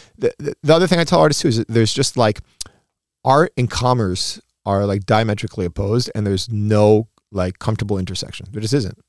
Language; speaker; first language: English; early bilingual, other home language; Spanish